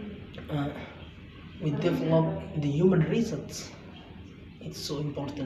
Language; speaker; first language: English; non-native, learner; Indonesian